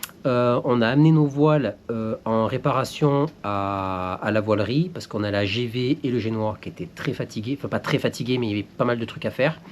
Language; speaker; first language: French; native; French